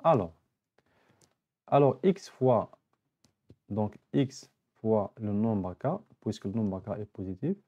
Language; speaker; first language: French; non-native, local second language; Arabic